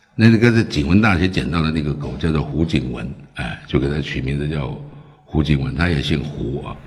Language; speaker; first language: Chinese; early bilingual, other home language; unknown